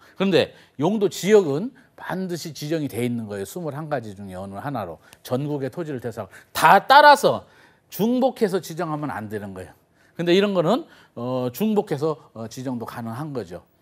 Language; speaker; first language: Korean; native; Korean